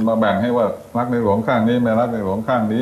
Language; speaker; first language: Thai; native; Thai